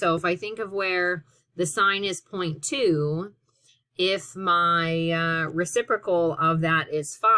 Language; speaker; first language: English; native; English